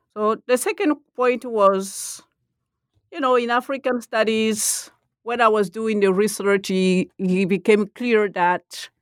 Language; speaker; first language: English; non-native, fluent; Mandingo